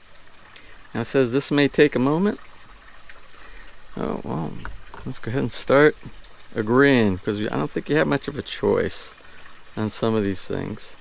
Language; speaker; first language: English; native; English